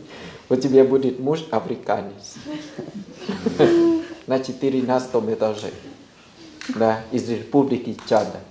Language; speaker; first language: Russian; non-native, fluent; Thai